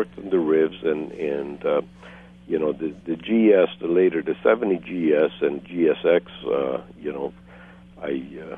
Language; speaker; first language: English; non-native, fluent; Hungarian